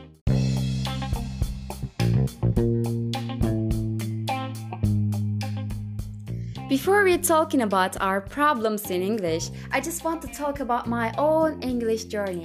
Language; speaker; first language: English; non-native, fluent; Turkish